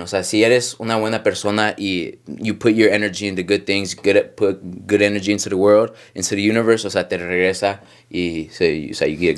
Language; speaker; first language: English; early bilingual, other home language; Spanish